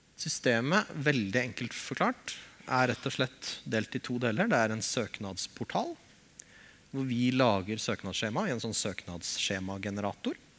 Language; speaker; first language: Norwegian; native; Norwegian